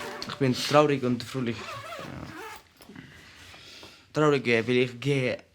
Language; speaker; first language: German; non-native, learner; Arabic